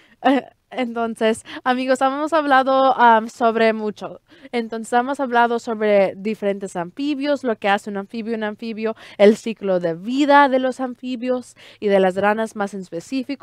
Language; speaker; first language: Spanish; early bilingual, heritage; Spanish